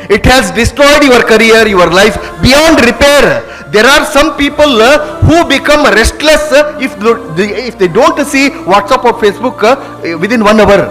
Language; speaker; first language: English; non-native, local second language; Kannada